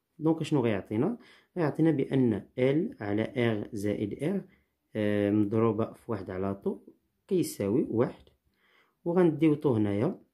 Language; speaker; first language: Arabic; native; Arabic